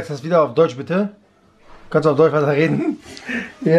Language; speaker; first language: German; early bilingual, other home language; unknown